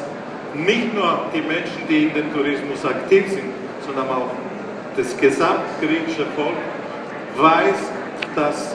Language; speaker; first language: German; non-native, fluent; Greek